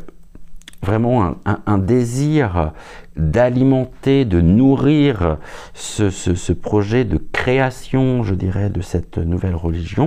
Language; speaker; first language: French; native; French